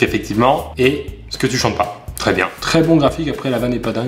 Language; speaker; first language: French; native; French